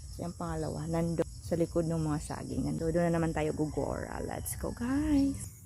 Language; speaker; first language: Filipino; non-native, local second language; Cebuano